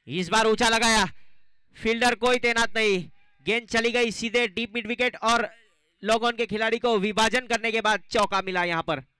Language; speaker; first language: Hindi; non-native, local second language; Gujarati